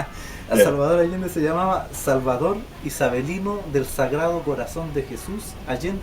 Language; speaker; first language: Spanish; native; Spanish